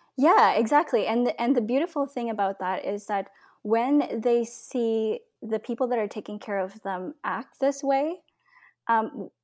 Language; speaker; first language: English; non-native, local second language; Filipino